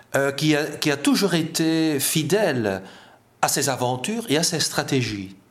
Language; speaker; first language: French; non-native, fluent; Dutch